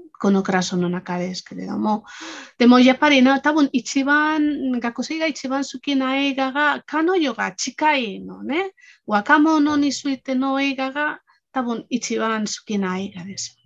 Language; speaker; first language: Japanese; non-native, fluent; Spanish